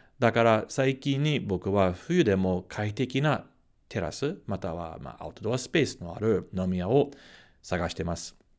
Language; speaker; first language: Japanese; non-native, fluent; English